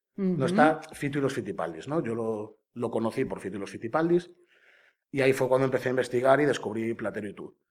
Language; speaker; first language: Spanish; native; Spanish